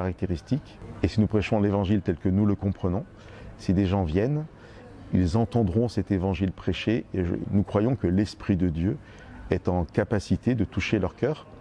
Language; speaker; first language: French; native; French